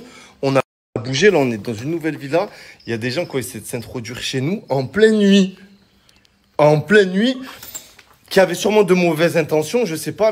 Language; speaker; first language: French; native; French